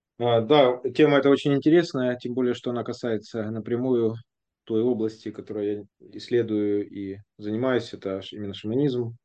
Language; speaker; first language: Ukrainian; non-native, local second language; Russian